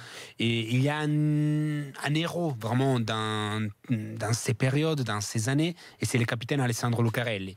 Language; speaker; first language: French; non-native, fluent; Italian